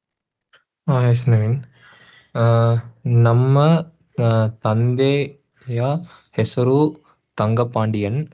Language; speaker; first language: Kannada; non-native, learner; Tamil